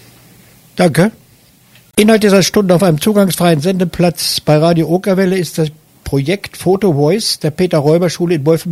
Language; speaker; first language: German; native; German